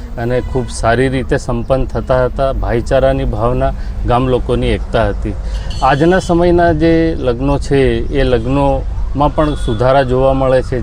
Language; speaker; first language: Gujarati; non-native, local second language; Bhili